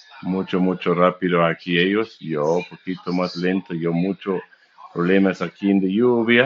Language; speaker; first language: Spanish; non-native, learner; English